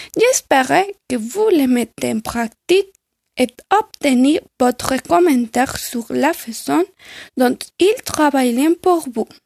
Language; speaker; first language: French; non-native, learner; Spanish